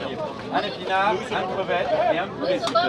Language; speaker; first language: French; native; French